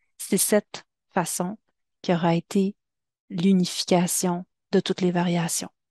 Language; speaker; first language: French; native; French